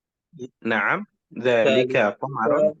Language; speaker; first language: Arabic; non-native, fluent; Indonesian